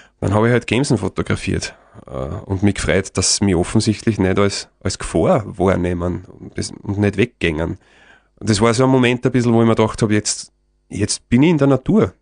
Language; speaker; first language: German; native; German